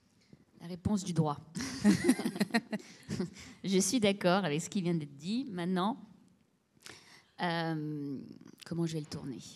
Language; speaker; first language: French; native; French